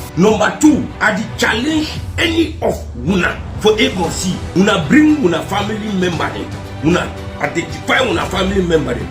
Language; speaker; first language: Nigerian Pidgin; native; Nigerian Pidgin